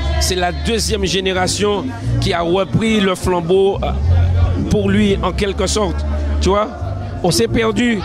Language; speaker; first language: French; native; French